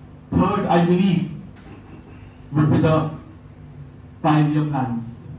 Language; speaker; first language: English; non-native, local second language; Hindi